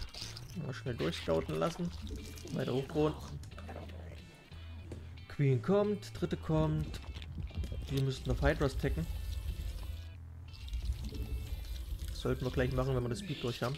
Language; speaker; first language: German; native; German